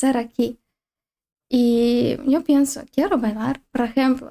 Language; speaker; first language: Spanish; non-native, learner; Ukrainian